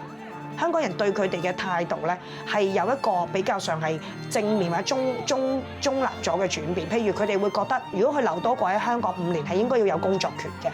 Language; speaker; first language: Cantonese; native; Cantonese